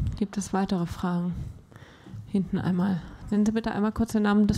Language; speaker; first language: German; native; German